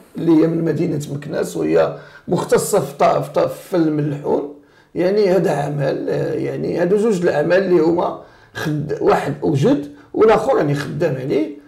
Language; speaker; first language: Arabic; native; Arabic